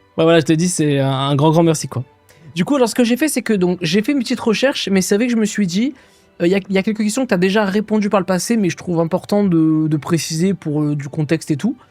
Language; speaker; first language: French; native; French